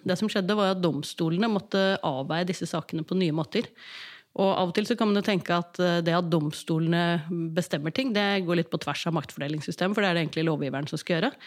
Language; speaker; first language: Norwegian; native; Norwegian